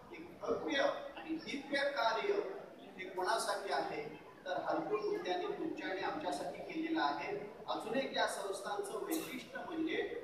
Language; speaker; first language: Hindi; non-native, local second language; Marathi